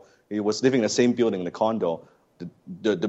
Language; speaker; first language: English; non-native, local second language; Cantonese